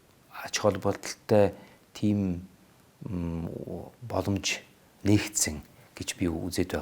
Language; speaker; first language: Mongolian; non-native, fluent; Italian